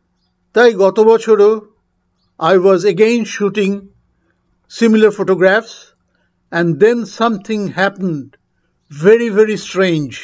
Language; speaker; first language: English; non-native, local second language; Bangla